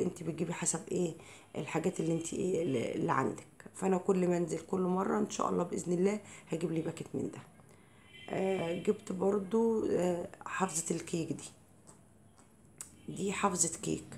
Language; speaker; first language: Arabic; native; Arabic